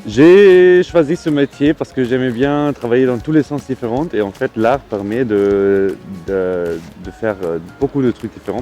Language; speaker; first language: French; non-native, fluent; German